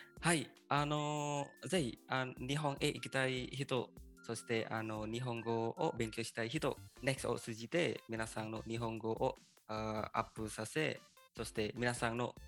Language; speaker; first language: Japanese; non-native, fluent; Indonesian